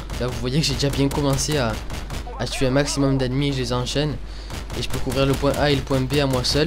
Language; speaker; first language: French; native; French